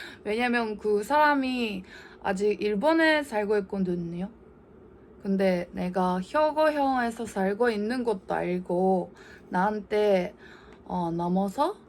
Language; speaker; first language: Korean; non-native, learner; Japanese